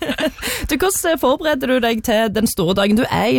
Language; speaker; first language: Norwegian; native; Norwegian